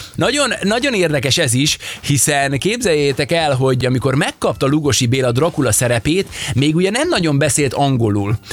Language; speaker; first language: Hungarian; native; Hungarian